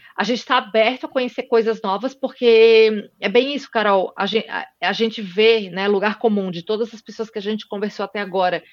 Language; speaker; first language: Portuguese; native; Portuguese